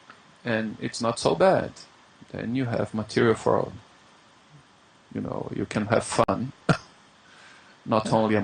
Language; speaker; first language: English; non-native, fluent; Portuguese